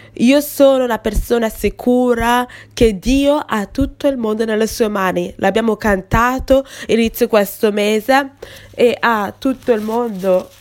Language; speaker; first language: Italian; non-native, fluent; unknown